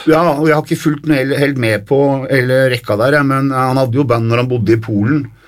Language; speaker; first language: Norwegian; native; Norwegian